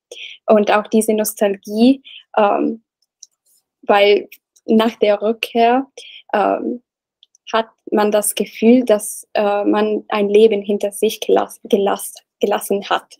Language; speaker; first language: German; non-native, learner; Italian